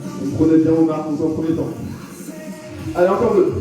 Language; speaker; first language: French; native; French